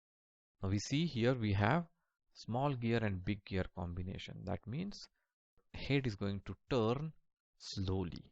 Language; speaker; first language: English; non-native, local second language; Marathi